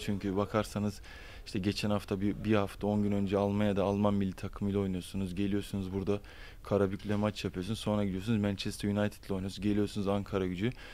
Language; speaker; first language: Turkish; early bilingual, heritage; Turkish